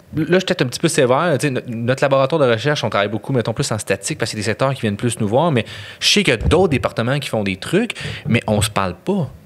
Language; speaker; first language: French; native; French